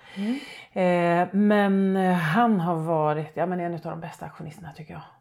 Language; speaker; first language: Swedish; native; Swedish